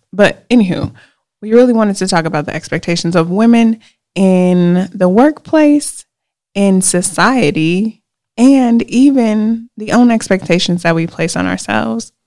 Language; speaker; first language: English; native; English